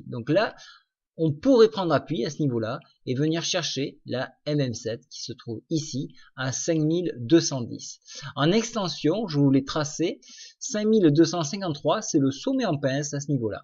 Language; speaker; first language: French; native; French